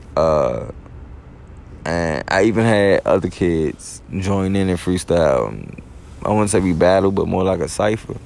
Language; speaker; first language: English; native; English